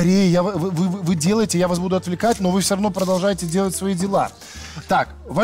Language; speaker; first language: Russian; native; Russian